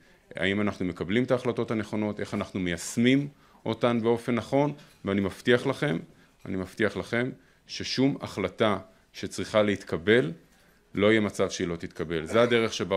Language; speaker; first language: Hebrew; native; Hebrew